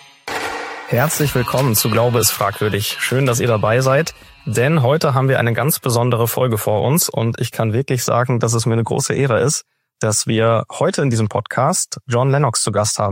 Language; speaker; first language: German; native; German